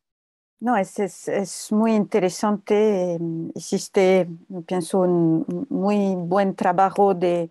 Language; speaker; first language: Spanish; non-native, fluent; French